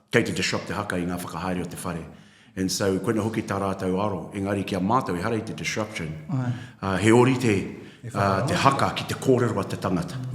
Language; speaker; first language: Māori; native; Māori